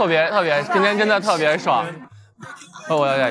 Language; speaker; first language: Chinese; native; Chinese